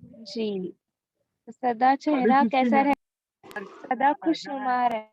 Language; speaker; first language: Hindi; native; Hindi